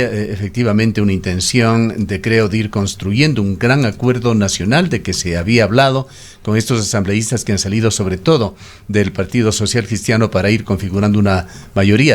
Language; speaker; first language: Spanish; native; Spanish